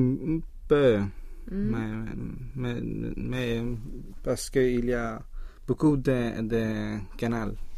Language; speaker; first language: French; non-native, learner; Swedish